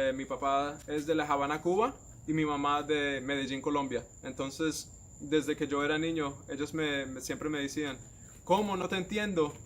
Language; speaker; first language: Spanish; native; Spanish